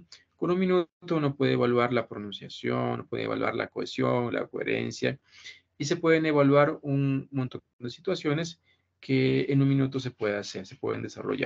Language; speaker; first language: Spanish; native; Spanish